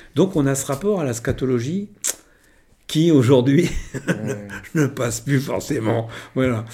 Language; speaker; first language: French; native; French